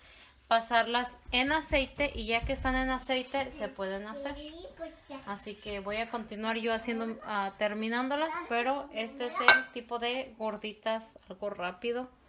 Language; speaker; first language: Spanish; native; Spanish